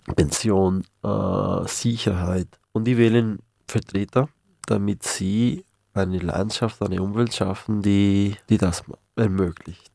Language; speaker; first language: German; non-native, fluent; Spanish